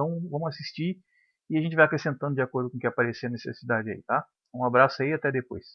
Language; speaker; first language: Portuguese; native; Portuguese